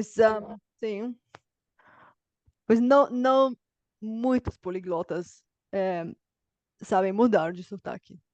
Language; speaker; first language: Portuguese; non-native, fluent; Bulgarian